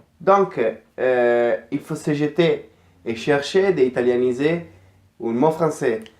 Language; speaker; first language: French; non-native, fluent; Italian